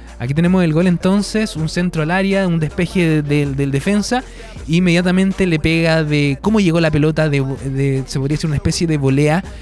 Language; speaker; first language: Spanish; native; Spanish